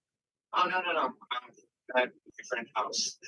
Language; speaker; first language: English; non-native, learner; Vietnamese